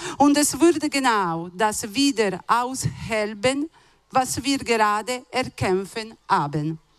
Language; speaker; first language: German; non-native, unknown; Italian